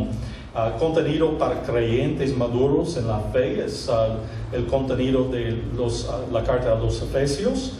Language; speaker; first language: Spanish; non-native, fluent; English